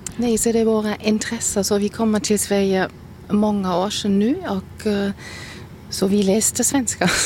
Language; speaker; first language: Swedish; non-native, learner; German